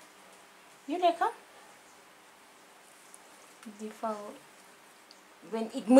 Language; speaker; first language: German; non-native, learner; Thai